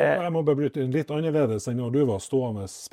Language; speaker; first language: Norwegian; native; Norwegian